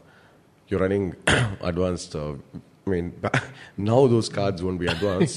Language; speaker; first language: English; non-native, local second language; Kannada